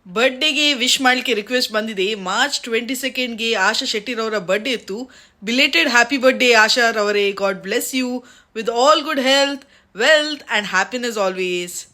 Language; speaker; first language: Kannada; native; Kannada